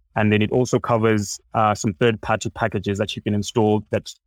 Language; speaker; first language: English; non-native, local second language; Shona